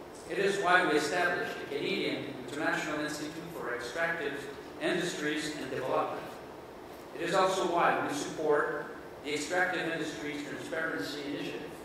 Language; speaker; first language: English; non-native, local second language; French